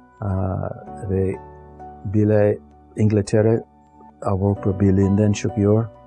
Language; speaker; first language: Turkish; non-native, fluent; English